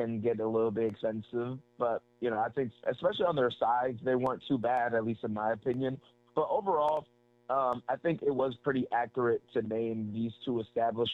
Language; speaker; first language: English; native; English